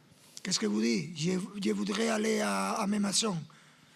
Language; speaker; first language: French; non-native, fluent; Spanish